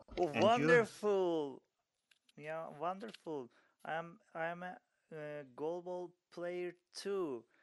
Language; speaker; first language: English; non-native, learner; Turkish